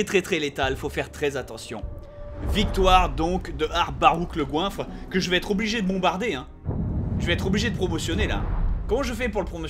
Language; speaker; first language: French; native; French